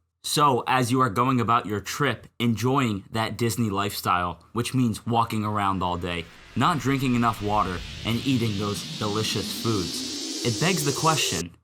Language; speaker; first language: English; native; English